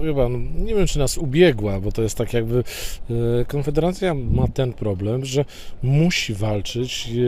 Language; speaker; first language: Polish; native; Polish